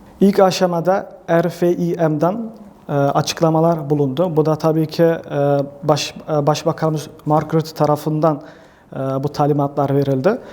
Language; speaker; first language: Turkish; early bilingual, heritage; Turkish